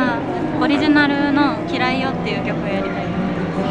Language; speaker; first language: Japanese; native; Japanese